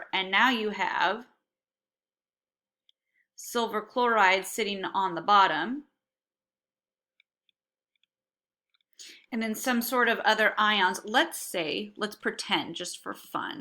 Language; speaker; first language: English; native; English